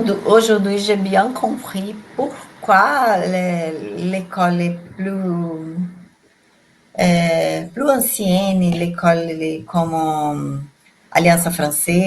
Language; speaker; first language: French; non-native, learner; Portuguese